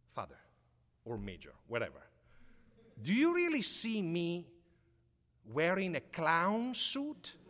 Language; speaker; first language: English; non-native, fluent; Italian